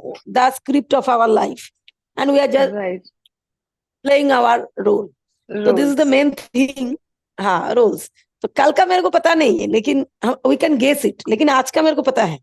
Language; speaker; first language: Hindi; non-native, local second language; Bangla